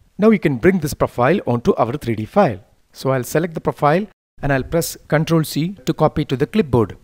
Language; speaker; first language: English; non-native, local second language; Malayalam